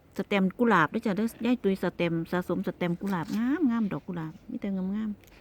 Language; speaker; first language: Thai; native; Thai